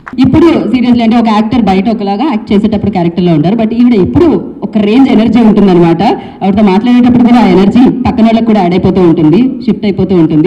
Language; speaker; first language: Telugu; native; Telugu